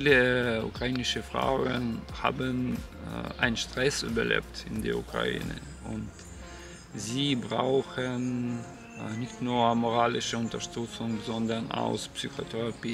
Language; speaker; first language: German; non-native, learner; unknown